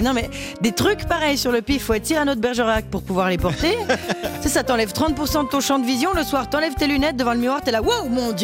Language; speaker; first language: French; native; French